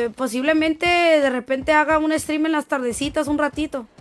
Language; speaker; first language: Spanish; native; Spanish